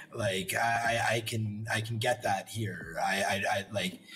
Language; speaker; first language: English; native; English